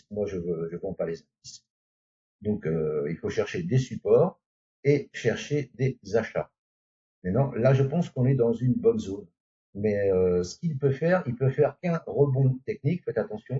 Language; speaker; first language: French; native; French